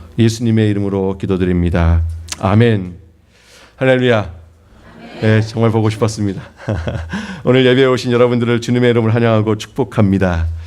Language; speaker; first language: Korean; native; Korean